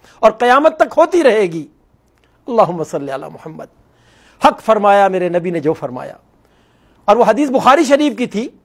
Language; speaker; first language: Urdu; non-native, local second language; Northern Hindko